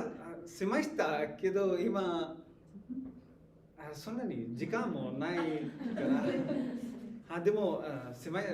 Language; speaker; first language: Japanese; non-native, learner; Hindi